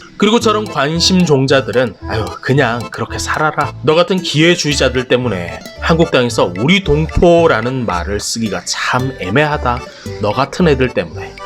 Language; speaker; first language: Korean; native; Korean